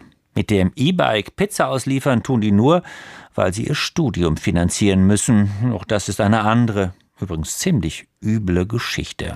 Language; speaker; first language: German; native; German